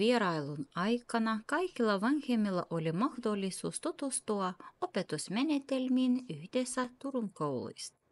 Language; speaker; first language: Finnish; non-native, fluent; Russian